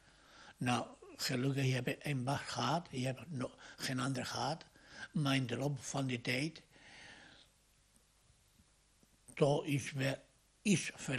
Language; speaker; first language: Dutch; non-native, fluent; Spanish